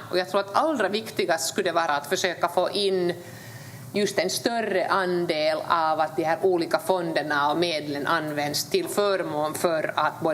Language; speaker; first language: Swedish; native; Swedish